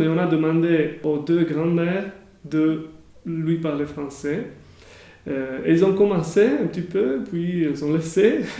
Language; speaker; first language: French; non-native, local second language; Italian